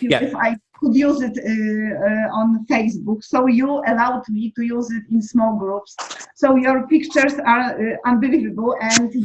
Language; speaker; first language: English; non-native, fluent; Polish